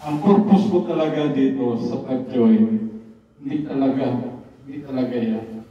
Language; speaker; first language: Filipino; non-native, local second language; Cebuano